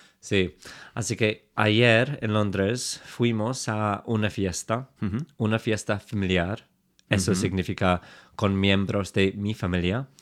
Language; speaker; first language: Spanish; non-native, fluent; English